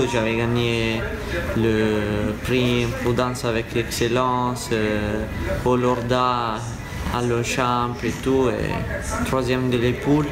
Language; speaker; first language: French; non-native, fluent; Italian